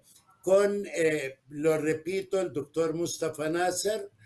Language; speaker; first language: Spanish; non-native, fluent; Arabic